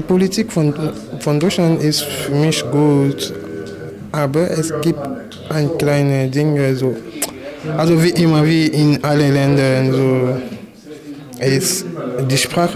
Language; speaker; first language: German; non-native, learner; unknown